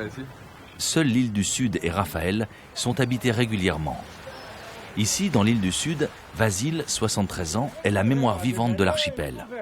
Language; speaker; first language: French; native; French